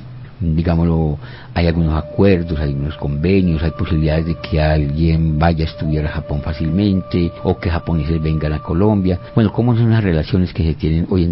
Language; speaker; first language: Spanish; native; Spanish